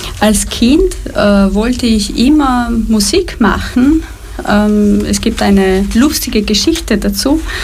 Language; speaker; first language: German; non-native, fluent; Romanian